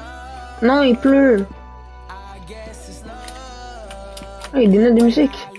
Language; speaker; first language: French; native; French